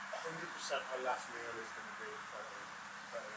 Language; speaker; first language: English; native; English